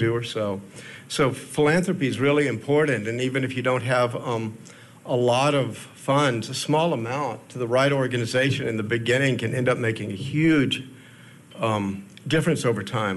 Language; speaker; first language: English; native; English